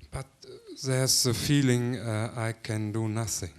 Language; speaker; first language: English; non-native, learner; German